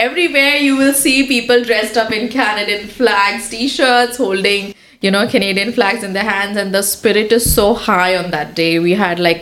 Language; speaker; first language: English; non-native, local second language; Hindi